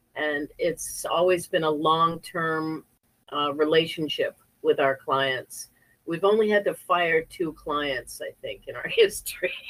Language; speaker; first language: English; native; English